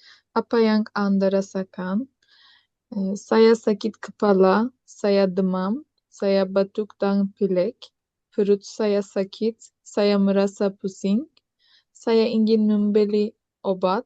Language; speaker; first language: Indonesian; non-native, learner; Turkish